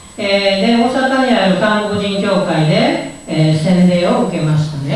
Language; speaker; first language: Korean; non-native, fluent; Japanese